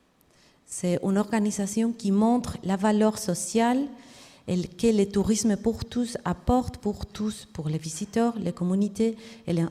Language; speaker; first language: French; non-native, fluent; Spanish